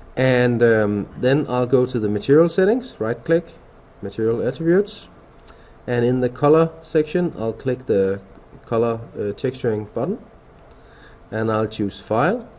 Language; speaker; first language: English; non-native, fluent; Danish